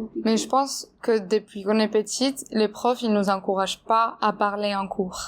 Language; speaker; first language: French; non-native, fluent; Spanish